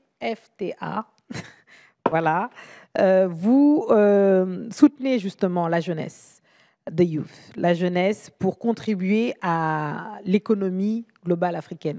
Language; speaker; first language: French; native; French